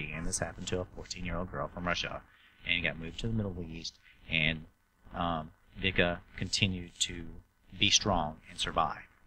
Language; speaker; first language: English; native; English